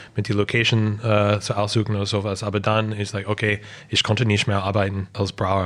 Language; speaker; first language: German; non-native, fluent; English